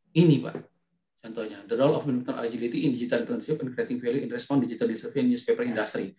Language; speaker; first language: English; non-native, fluent; Indonesian